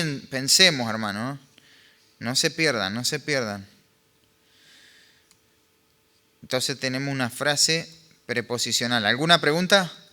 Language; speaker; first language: Spanish; native; Spanish